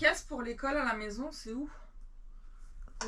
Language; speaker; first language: French; native; French